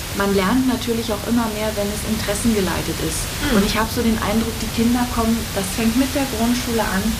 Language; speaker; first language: German; native; German